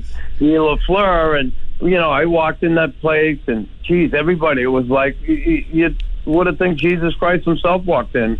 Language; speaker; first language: English; native; English